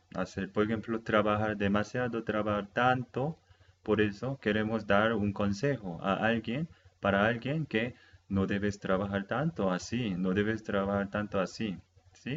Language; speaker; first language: Spanish; non-native, fluent; Japanese